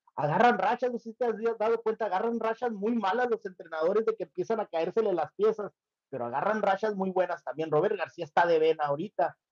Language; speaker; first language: Spanish; native; Spanish